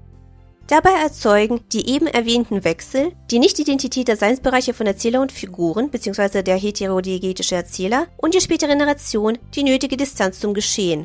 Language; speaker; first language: German; native; German